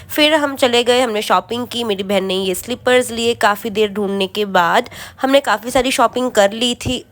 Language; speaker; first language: Hindi; non-native, local second language; Bangla